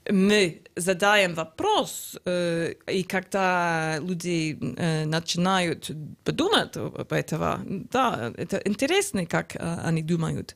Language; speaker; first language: Russian; non-native, learner; English